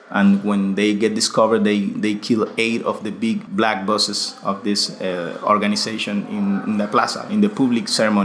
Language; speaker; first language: English; non-native, fluent; Spanish